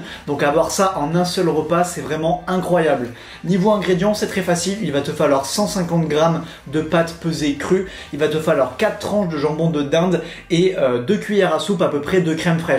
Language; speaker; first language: French; native; French